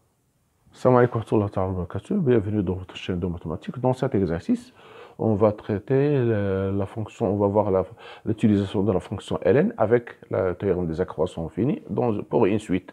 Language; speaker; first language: French; non-native, local second language; Arabic